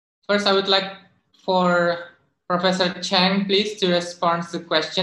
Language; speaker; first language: English; non-native, fluent; Indonesian